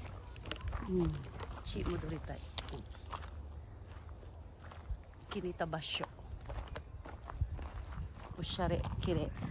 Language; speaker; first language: Japanese; non-native, learner; Filipino